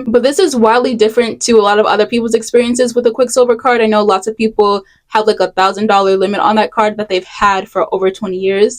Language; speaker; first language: English; native; English